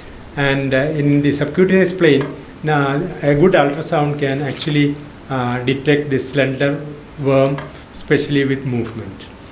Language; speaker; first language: English; non-native, local second language; Malayalam